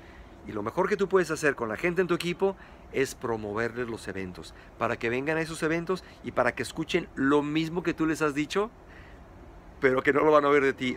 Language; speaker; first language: Spanish; native; Spanish